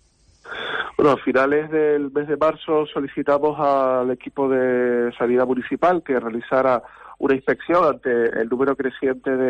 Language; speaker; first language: Spanish; native; Spanish